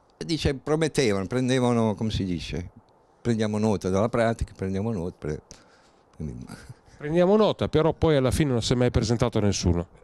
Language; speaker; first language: Italian; native; Italian